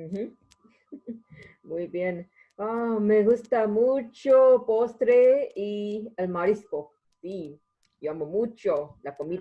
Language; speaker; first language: Spanish; non-native, learner; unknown